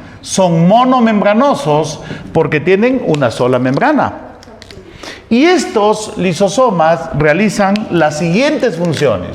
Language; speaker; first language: Spanish; native; Spanish